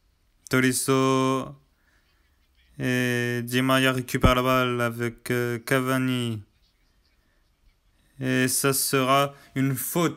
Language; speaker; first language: French; native; French